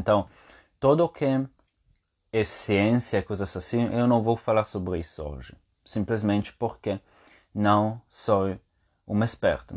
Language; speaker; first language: Portuguese; non-native, fluent; Italian